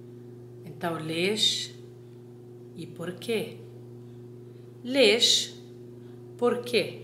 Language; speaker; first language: Portuguese; non-native, fluent; Arabic